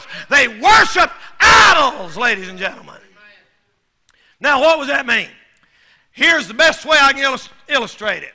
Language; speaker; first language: English; native; English